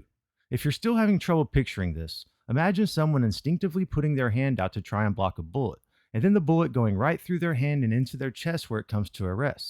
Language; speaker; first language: English; native; English